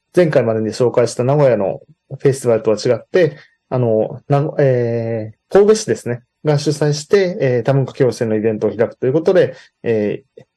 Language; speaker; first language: Japanese; native; Japanese